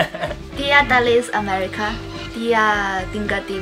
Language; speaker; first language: Indonesian; non-native, learner; Chinese